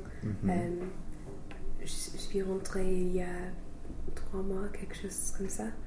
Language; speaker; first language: French; non-native, fluent; English